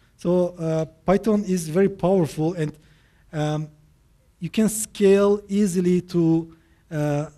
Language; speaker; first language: English; non-native, fluent; Turkish